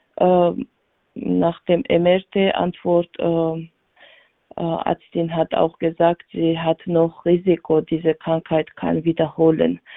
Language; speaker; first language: German; non-native, learner; Georgian